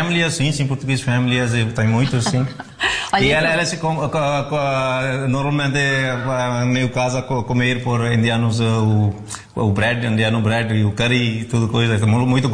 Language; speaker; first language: Portuguese; non-native, learner; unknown